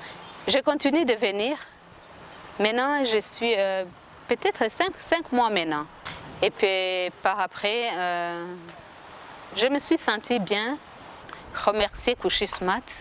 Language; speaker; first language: French; non-native, local second language; Kinyarwanda